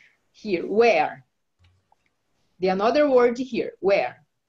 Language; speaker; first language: English; non-native, fluent; Portuguese